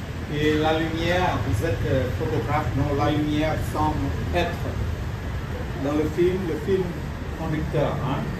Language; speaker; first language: French; non-native, fluent; Vietnamese